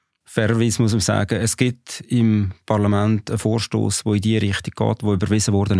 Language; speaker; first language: German; native; German